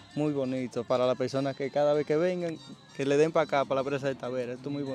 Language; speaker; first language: Spanish; native; Spanish